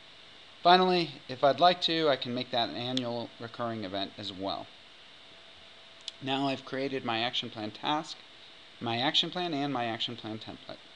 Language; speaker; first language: English; native; English